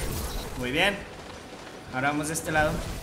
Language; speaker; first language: Spanish; native; Spanish